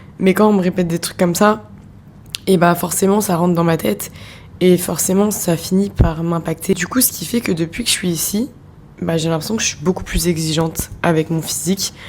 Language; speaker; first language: French; native; French